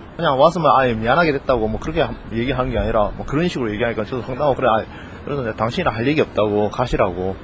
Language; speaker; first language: Korean; native; Korean